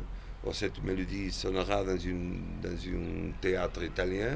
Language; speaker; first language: French; non-native, fluent; Portuguese